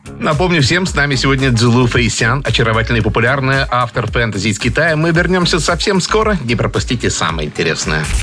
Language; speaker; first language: Russian; native; Russian